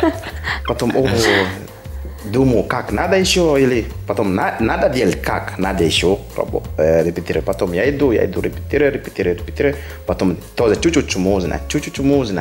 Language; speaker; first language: Russian; non-native, learner; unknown